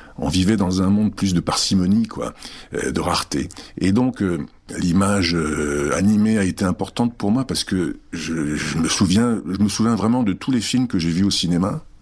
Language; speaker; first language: French; early bilingual, other home language; Czech